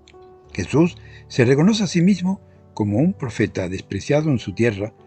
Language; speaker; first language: Spanish; native; Spanish